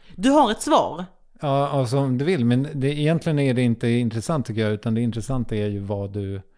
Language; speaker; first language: Swedish; native; Swedish